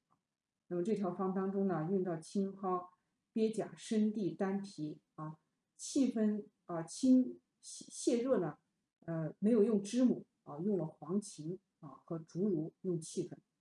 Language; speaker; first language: Chinese; native; Chinese